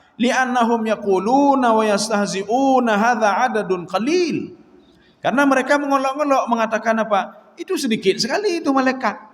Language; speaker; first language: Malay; non-native, local second language; Achinese